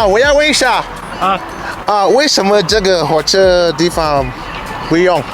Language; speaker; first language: Chinese; non-native, learner; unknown